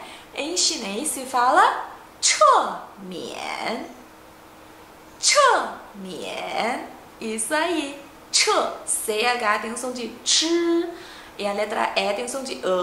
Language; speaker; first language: Portuguese; non-native, fluent; Chinese